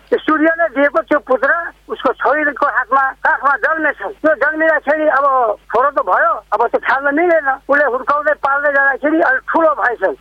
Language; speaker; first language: Nepali; non-native, local second language; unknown